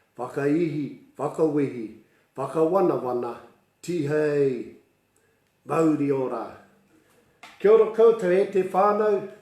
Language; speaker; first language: Māori; non-native, local second language; English